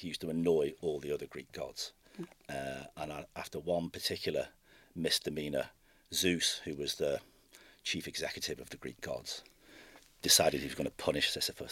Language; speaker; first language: English; native; English